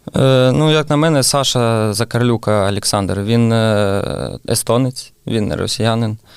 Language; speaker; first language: Ukrainian; non-native, local second language; Russian